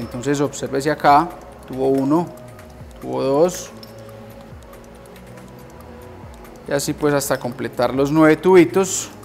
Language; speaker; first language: Spanish; native; Spanish